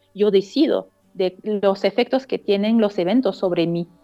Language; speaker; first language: Spanish; non-native, fluent; French